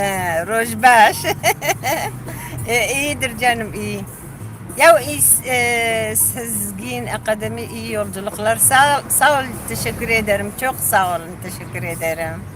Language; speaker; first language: Turkish; non-native, local second language; Kurdish